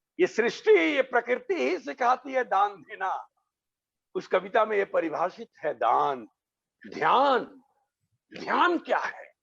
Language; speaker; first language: Hindi; non-native, local second language; Bhojpuri